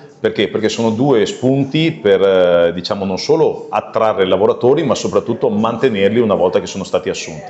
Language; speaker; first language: Italian; native; Italian